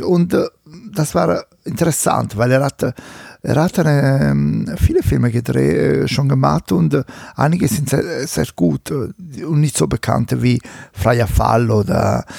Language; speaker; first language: German; non-native, fluent; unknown